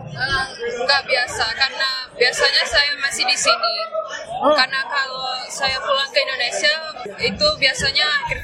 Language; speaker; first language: Indonesian; early bilingual, heritage; Indonesian